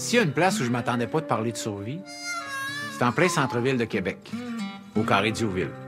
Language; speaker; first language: French; native; French